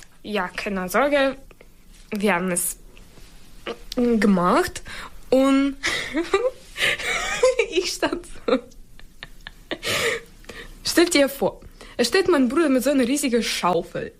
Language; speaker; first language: German; non-native, learner; Ukrainian